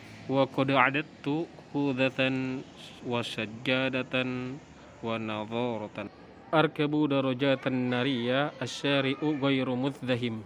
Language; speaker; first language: Arabic; non-native, learner; Indonesian